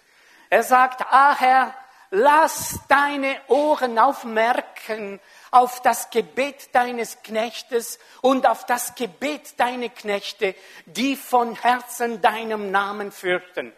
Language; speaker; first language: German; non-native, local second language; French